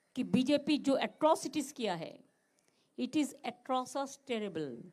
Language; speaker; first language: Hindi; non-native, local second language; Bangla